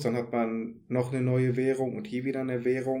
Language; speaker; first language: German; native; German